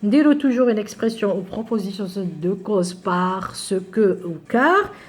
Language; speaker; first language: French; non-native, local second language; Arabic